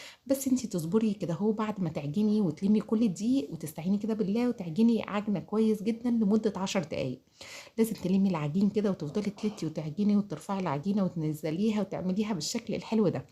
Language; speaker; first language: Arabic; native; Arabic